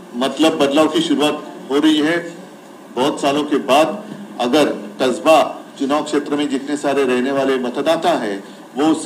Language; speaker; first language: Hindi; non-native, local second language; Marathi